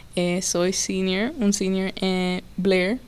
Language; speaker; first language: Spanish; early bilingual, heritage; English